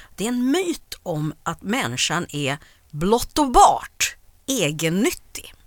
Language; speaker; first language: Swedish; native; Swedish